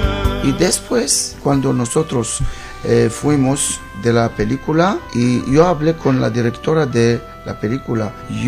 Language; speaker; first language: Spanish; non-native, learner; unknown